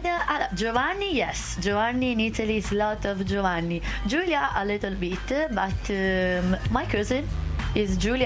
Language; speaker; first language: English; non-native, fluent; Italian